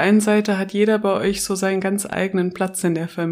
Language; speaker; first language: German; native; German